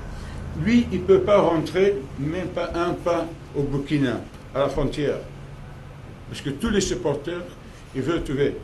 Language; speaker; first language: French; non-native, local second language; Dutch